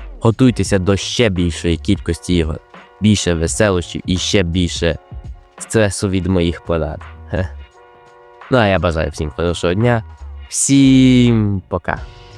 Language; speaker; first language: Ukrainian; native; Ukrainian